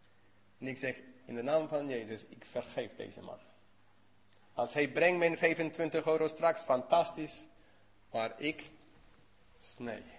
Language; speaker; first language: Dutch; non-native, learner; English